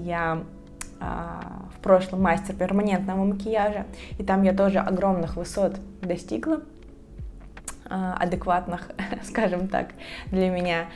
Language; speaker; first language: Russian; native; Russian